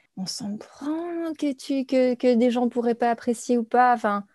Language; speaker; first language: French; native; French